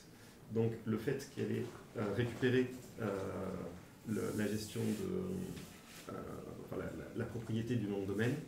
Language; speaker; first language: French; native; French